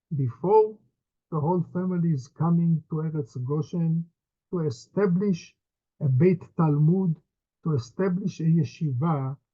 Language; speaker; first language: English; non-native, fluent; Hebrew